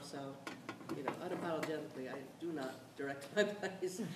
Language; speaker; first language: English; native; English